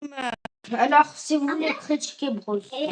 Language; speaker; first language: French; native; French